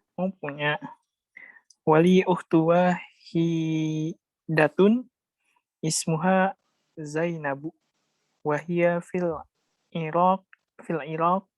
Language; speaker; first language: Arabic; non-native, learner; Indonesian